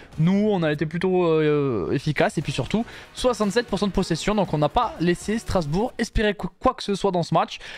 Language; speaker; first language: French; native; French